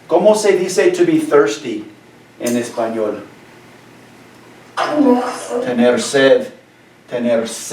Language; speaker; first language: Spanish; non-native, fluent; English